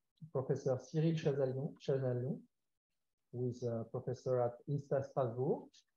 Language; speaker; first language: English; non-native, fluent; French